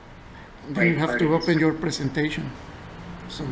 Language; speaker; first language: English; non-native, learner; Spanish